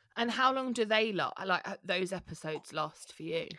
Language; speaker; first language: English; native; English